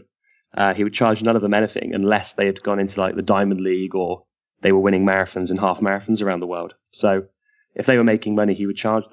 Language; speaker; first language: English; native; English